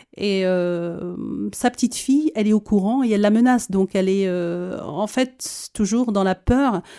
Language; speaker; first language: French; early bilingual, other home language; Arabic